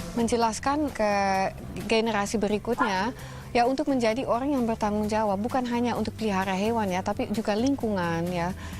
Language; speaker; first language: Indonesian; non-native, fluent; Dutch